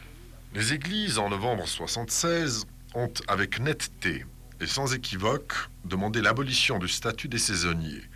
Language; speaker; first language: French; native; French